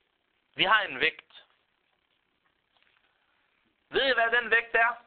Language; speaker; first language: Danish; non-native, fluent; Arabic